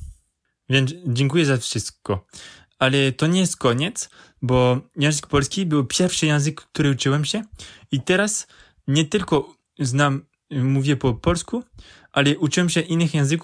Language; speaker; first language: Polish; non-native, learner; French